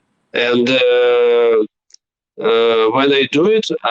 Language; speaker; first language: English; non-native, learner; Belarusian